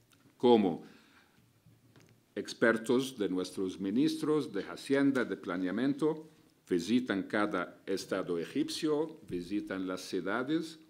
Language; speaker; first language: Spanish; non-native, fluent; Arabic